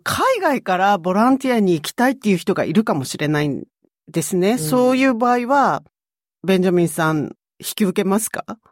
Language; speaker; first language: Japanese; native; Japanese